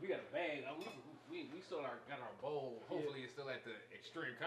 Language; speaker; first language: English; native; English